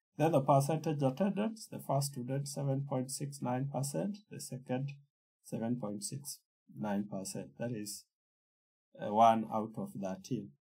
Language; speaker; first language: English; non-native, local second language; Kikuyu